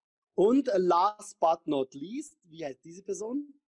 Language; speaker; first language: German; native; German